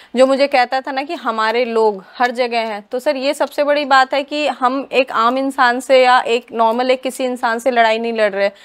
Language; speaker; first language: Hindi; native; Hindi